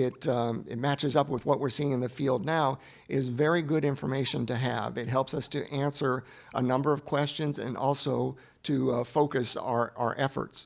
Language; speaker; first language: English; native; English